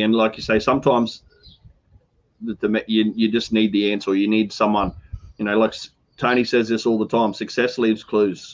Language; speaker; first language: English; native; English